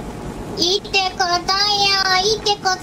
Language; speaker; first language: Japanese; native; Japanese